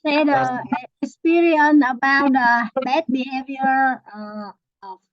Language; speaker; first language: English; non-native, learner; Vietnamese